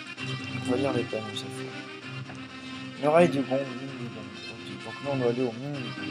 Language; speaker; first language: French; native; French